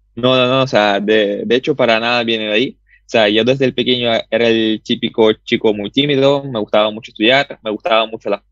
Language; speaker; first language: Spanish; early bilingual, other home language; Russian